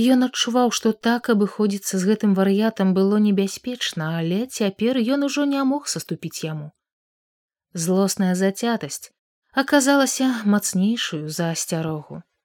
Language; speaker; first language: Belarusian; native; Belarusian